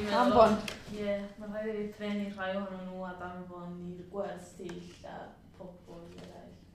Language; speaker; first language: Welsh; non-native, learner; Spanish